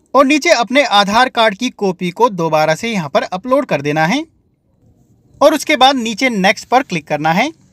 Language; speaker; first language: Hindi; native; Hindi